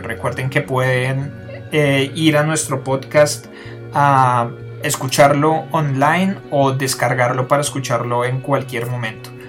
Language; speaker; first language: Spanish; native; Spanish